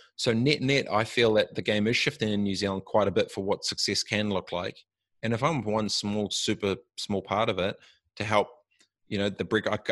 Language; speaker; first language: English; native; English